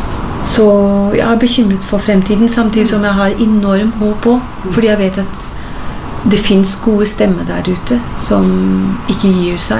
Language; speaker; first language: Norwegian; non-native, fluent; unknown